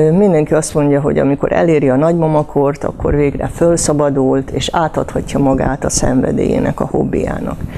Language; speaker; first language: Hungarian; native; Hungarian